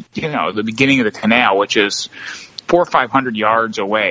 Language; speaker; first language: English; native; English